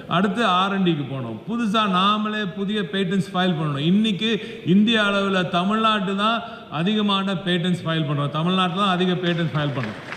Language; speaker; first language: Tamil; native; Tamil